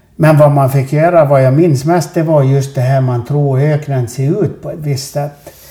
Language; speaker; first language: Swedish; native; Swedish